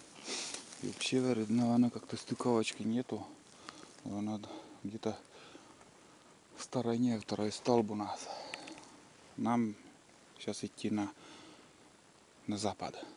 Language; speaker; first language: Russian; native; Russian